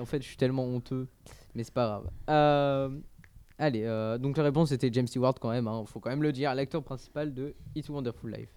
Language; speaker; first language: French; native; French